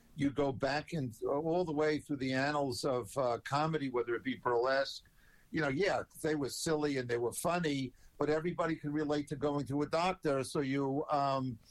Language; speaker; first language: English; native; English